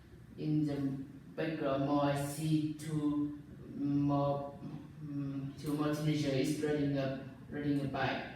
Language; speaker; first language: English; non-native, learner; Vietnamese